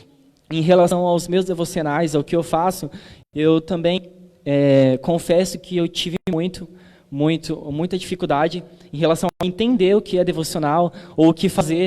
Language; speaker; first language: Portuguese; native; Portuguese